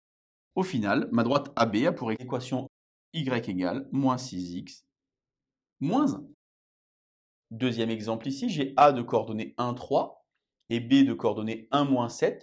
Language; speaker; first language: French; native; French